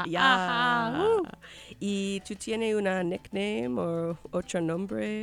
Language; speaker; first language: Spanish; non-native, learner; English